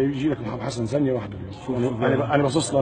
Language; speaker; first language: Arabic; native; Arabic